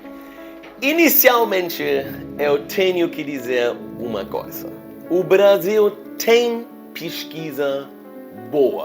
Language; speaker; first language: Portuguese; non-native, fluent; German